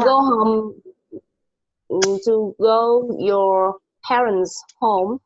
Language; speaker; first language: English; non-native, learner; Vietnamese